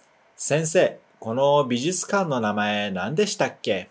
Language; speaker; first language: Japanese; non-native, fluent; Portuguese